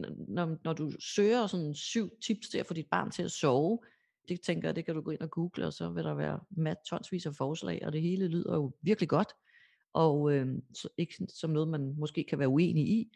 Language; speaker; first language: Danish; native; Danish